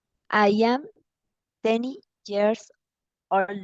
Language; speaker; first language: English; non-native, learner; Spanish